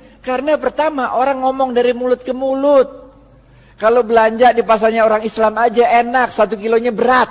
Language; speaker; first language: Indonesian; native; Indonesian